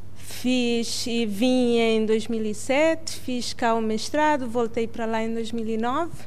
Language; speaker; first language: Portuguese; non-native, local second language; Kabuverdianu